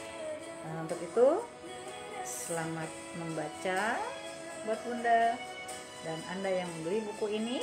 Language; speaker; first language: Indonesian; native; Indonesian